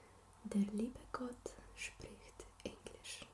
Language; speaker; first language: German; non-native, learner; Slovenian